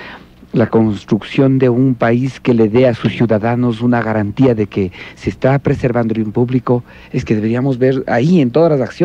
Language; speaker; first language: Spanish; native; Spanish